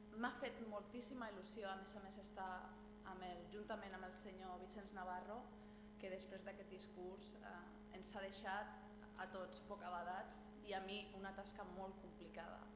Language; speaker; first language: Catalan; non-native, local second language; Spanish